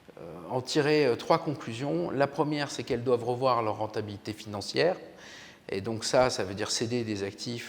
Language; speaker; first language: French; native; French